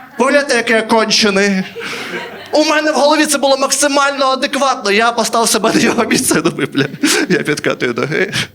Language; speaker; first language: Ukrainian; native; Ukrainian